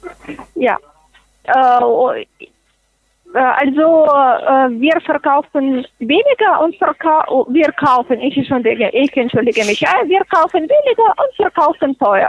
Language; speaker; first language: German; non-native, fluent; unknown